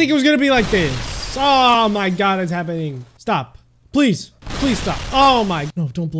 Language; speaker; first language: English; native; English